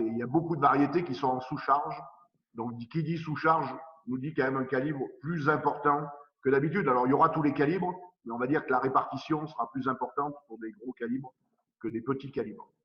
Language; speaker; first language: French; native; French